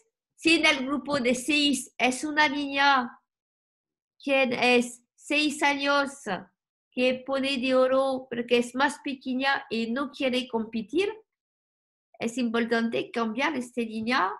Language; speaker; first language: Spanish; non-native, learner; French